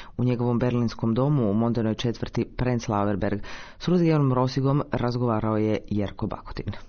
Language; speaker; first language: Croatian; native; Croatian